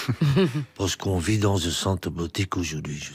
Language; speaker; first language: French; non-native, local second language; Dutch